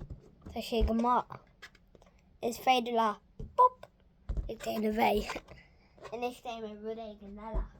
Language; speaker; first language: Irish; non-native, learner; English